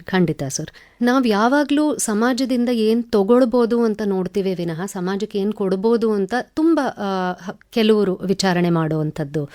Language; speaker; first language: Kannada; non-native, local second language; Tamil